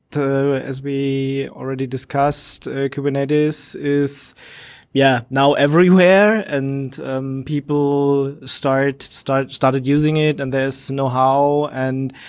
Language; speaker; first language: English; non-native, fluent; German